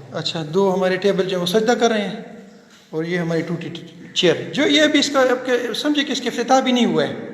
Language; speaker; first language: Urdu; non-native, local second language; Pashto